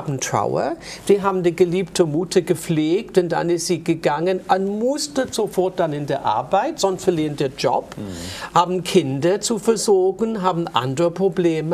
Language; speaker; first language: German; non-native, fluent; English